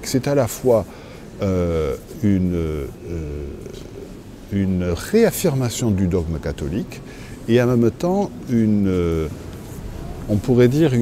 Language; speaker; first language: French; native; French